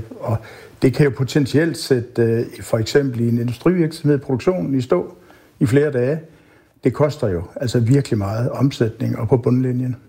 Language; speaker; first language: Danish; native; Danish